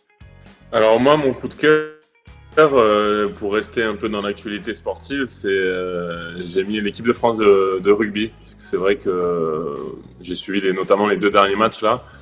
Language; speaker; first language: French; native; French